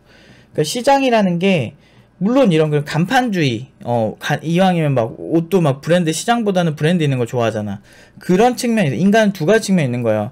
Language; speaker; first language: Korean; native; Korean